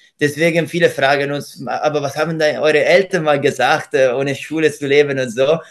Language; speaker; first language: German; non-native, fluent; Italian